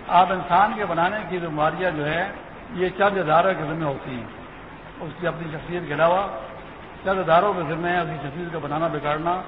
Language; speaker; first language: Urdu; non-native, local second language; Pashto